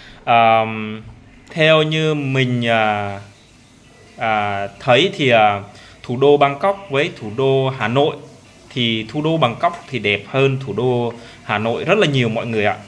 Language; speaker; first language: Vietnamese; non-native, local second language; Jarai